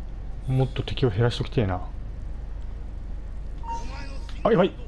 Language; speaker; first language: Japanese; native; Japanese